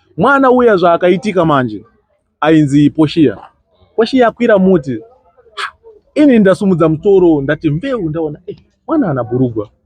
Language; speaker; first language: Shona; non-native, local second language; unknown